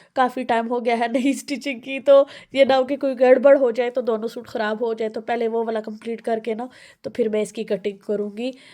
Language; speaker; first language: Urdu; non-native, local second language; Punjabi